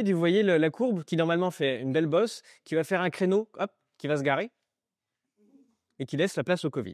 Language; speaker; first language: French; native; French